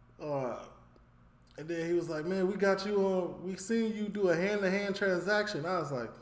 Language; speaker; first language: English; native; English